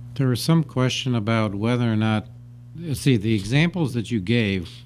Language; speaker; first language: English; native; English